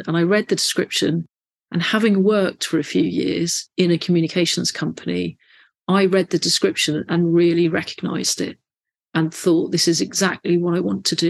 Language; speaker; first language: English; native; English